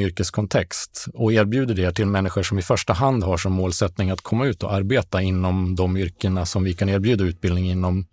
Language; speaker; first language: Swedish; native; Swedish